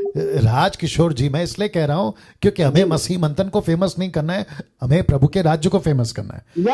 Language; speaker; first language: Hindi; native; Hindi